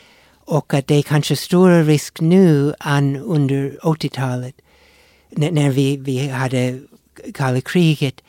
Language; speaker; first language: Swedish; non-native, fluent; English